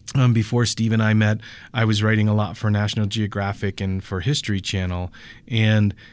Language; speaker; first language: English; native; English